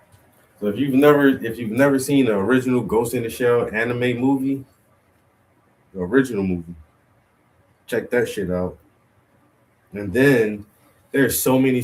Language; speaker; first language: English; native; English